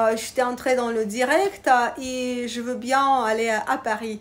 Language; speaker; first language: French; non-native, learner; Russian